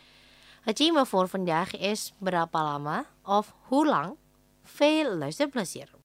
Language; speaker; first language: Dutch; non-native, fluent; Indonesian